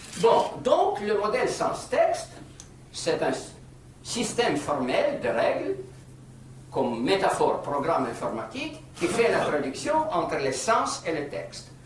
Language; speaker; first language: French; non-native, fluent; Russian